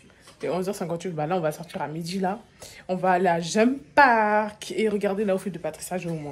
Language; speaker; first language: French; native; French